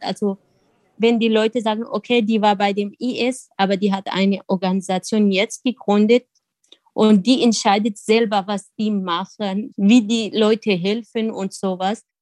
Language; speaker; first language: German; non-native, learner; Kurdish